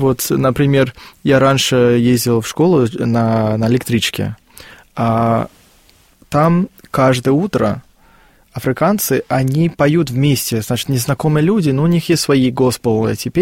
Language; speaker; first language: Russian; non-native, fluent; Afrikaans